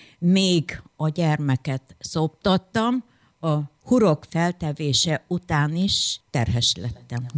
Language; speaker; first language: Hungarian; native; Hungarian